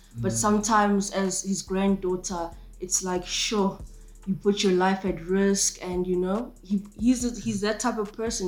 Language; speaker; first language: English; non-native, local second language; Zulu